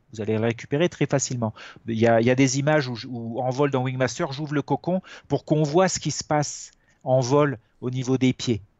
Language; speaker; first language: French; native; French